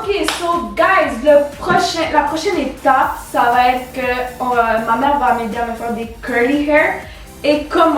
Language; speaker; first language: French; early bilingual, other home language; Spanish